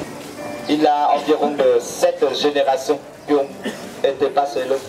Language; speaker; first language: French; non-native, fluent; Vietnamese